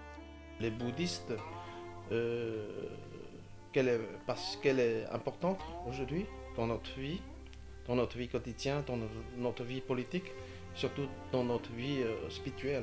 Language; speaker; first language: French; non-native, fluent; Chinese